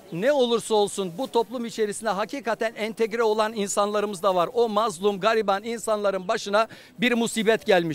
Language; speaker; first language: Turkish; native; Turkish